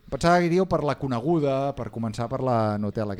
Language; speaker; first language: Catalan; native; Catalan